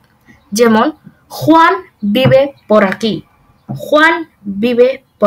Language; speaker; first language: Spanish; non-native, fluent; Bangla